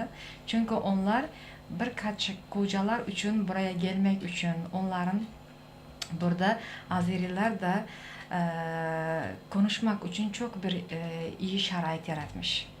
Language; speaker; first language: Turkish; non-native, learner; Uzbek